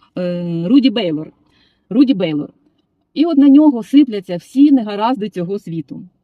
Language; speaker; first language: Ukrainian; non-native, local second language; Russian